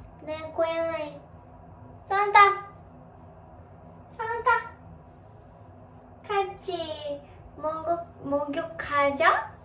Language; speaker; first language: Korean; non-native, learner; Japanese